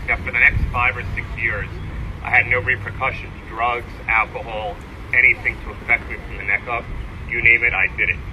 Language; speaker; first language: English; native; English